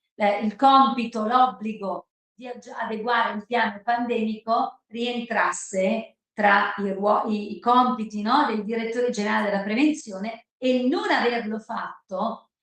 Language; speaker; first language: Italian; native; Italian